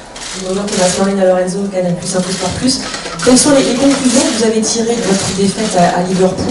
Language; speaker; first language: French; native; French